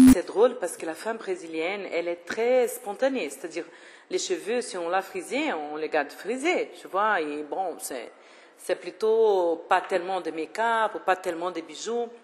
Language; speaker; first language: French; non-native, fluent; Portuguese